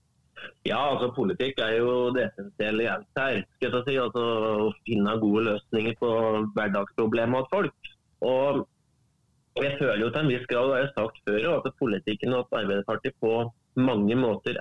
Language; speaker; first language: Norwegian; native; Norwegian